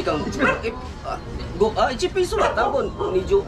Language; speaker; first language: Japanese; non-native, learner; Cebuano